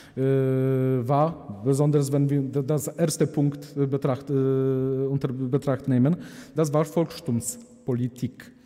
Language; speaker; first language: German; non-native, fluent; Polish